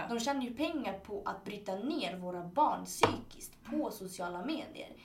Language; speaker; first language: Swedish; early bilingual, other home language; Spanish